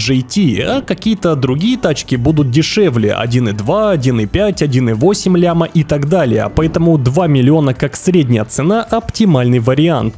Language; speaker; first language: Russian; native; Russian